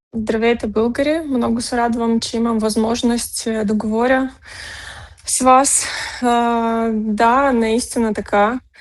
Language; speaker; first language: Bulgarian; early bilingual, heritage; Bulgarian